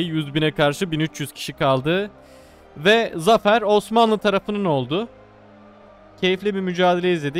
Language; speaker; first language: Turkish; native; Turkish